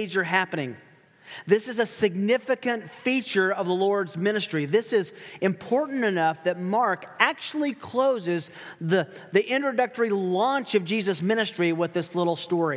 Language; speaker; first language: English; native; English